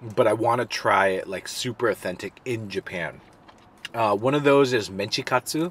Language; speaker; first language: English; native; English